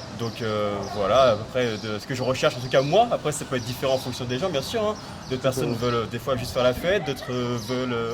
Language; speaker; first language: French; native; French